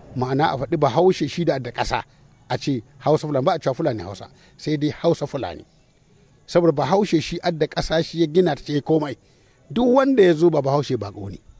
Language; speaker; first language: Hausa; native; Hausa